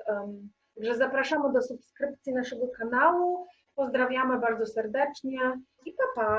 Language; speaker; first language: Polish; native; Polish